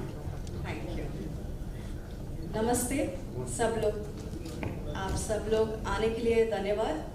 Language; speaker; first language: Hindi; non-native, local second language; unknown